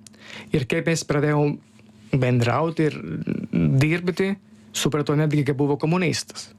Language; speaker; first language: Lithuanian; non-native, learner; Italian